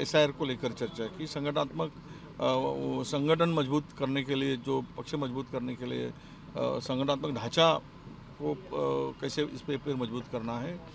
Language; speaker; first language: Hindi; non-native, local second language; Marathi